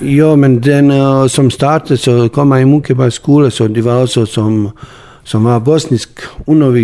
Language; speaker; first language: Danish; non-native, learner; Bosnian